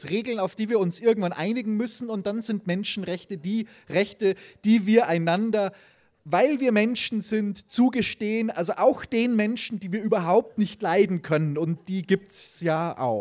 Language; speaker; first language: German; native; German